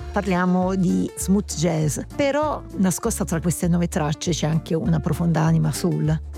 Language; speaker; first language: Italian; native; Italian